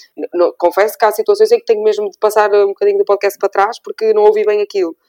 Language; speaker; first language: Portuguese; native; Portuguese